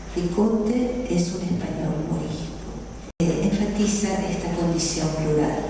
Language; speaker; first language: Spanish; native; Spanish